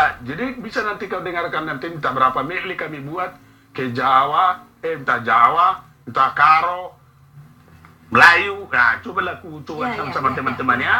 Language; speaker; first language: Indonesian; non-native, local second language; Batak Toba